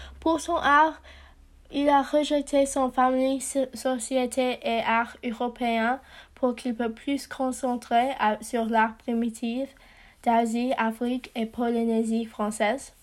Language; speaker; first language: French; non-native, learner; English